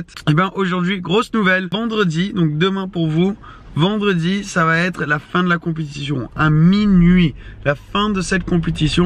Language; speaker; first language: French; native; French